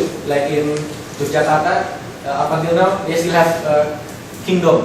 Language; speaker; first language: English; non-native, local second language; Indonesian